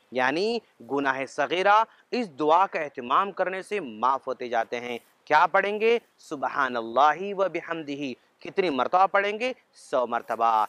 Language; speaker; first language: Urdu; native; Urdu